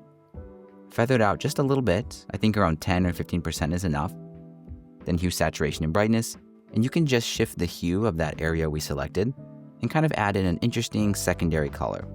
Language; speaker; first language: English; native; English